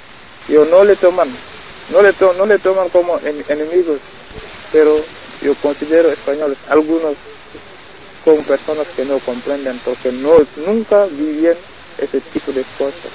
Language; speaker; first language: Spanish; non-native, learner; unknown